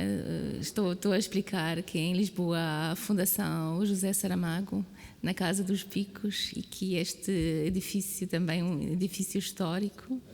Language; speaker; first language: Portuguese; non-native, fluent; Slovenian